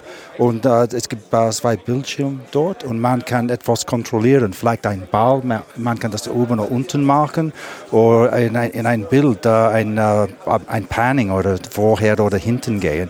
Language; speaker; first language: German; non-native, learner; English